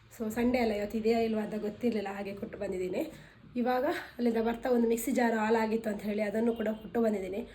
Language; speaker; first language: Kannada; non-native, local second language; Tulu